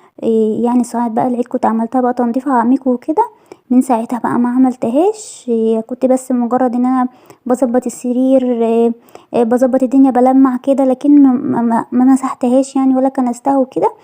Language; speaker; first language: Arabic; native; Arabic